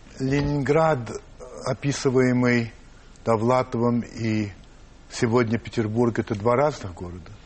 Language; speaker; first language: Russian; early bilingual, heritage; English